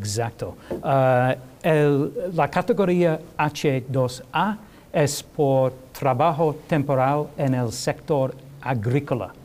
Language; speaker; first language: Spanish; non-native, learner; English